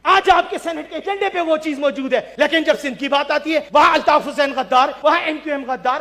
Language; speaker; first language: Urdu; non-native, local second language; Pashto